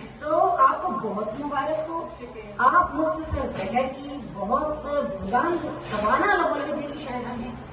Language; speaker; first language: Urdu; native; Urdu